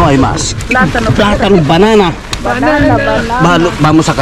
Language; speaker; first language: Spanish; non-native, learner; Filipino